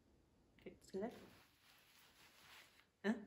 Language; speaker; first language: French; native; French